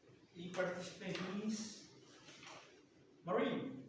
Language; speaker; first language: English; non-native, learner; Spanish